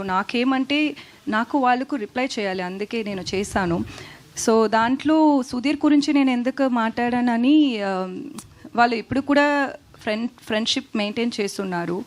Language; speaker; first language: Telugu; non-native, learner; Tamil